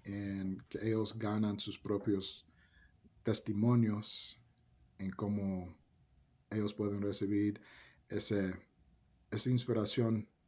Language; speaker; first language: Spanish; early bilingual, heritage; Spanish